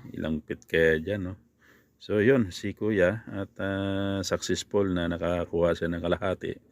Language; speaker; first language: Filipino; non-native, local second language; Cebuano